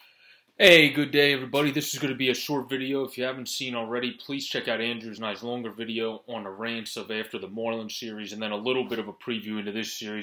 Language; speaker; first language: English; native; English